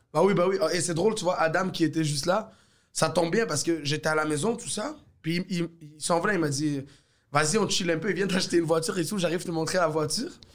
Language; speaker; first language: French; early bilingual, other home language; Arabic